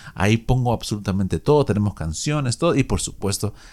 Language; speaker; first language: Spanish; native; Spanish